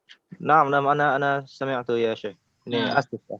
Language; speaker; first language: Arabic; non-native, learner; Indonesian